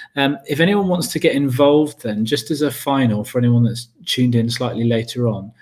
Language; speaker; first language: English; native; English